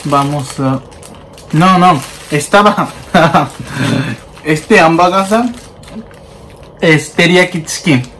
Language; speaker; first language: Spanish; non-native, learner; Japanese